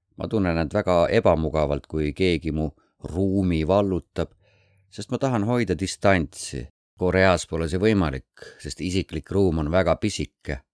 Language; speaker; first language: Estonian; non-native, fluent; Korean